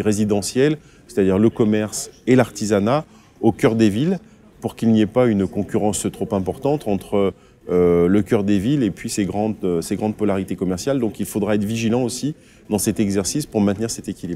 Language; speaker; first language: French; native; French